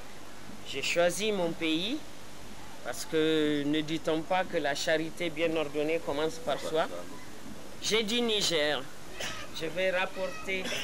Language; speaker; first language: French; non-native, local second language; Hausa